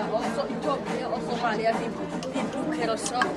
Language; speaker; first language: Norwegian; non-native, learner; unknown